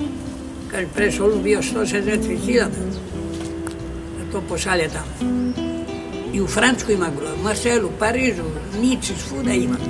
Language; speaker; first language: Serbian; early bilingual, heritage; Greek